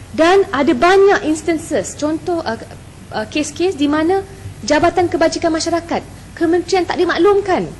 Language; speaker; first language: Malay; native; Malay